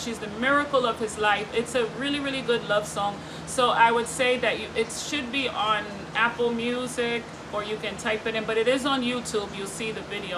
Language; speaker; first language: English; early bilingual, other home language; Spanish